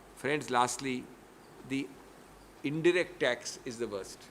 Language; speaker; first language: English; non-native, local second language; Hindi